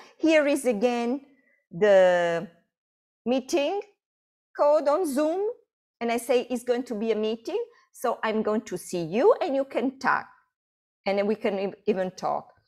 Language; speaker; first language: English; non-native, fluent; Italian